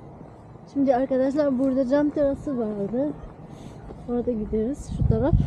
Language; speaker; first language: Turkish; non-native, learner; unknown